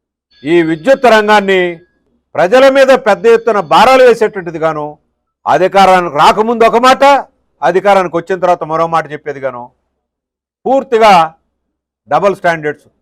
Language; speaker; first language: Telugu; native; Telugu